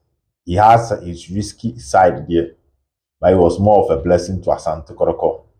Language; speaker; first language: English; non-native, local second language; Akan